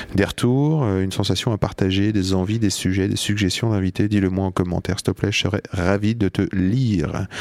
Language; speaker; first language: French; native; French